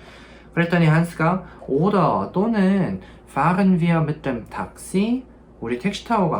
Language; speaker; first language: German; non-native, fluent; Korean